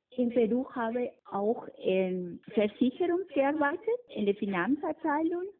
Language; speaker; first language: German; non-native, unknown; Spanish